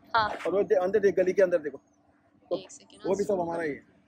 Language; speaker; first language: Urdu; non-native, local second language; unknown